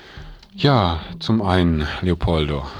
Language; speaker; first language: German; native; German